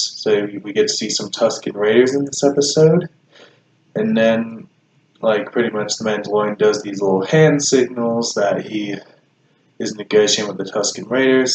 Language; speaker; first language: English; native; English